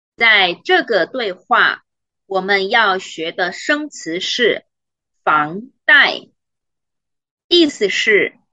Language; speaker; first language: Chinese; native; Chinese